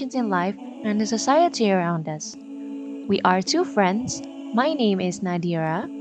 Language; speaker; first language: English; non-native, fluent; Indonesian